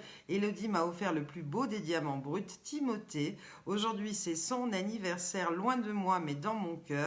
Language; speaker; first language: French; native; French